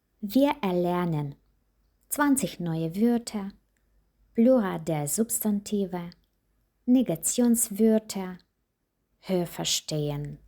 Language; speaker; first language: German; non-native, fluent; Ukrainian